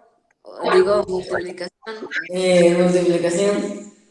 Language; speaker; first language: Spanish; native; Spanish